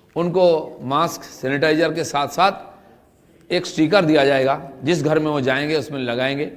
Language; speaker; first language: Hindi; non-native, local second language; Bangla